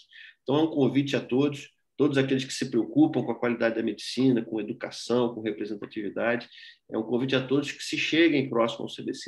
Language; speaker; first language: Portuguese; native; Portuguese